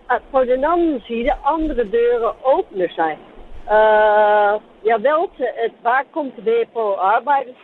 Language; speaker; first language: Danish; non-native, fluent; Dutch